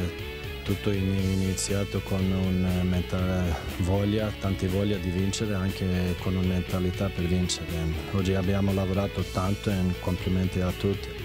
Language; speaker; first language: Italian; non-native, fluent; Portuguese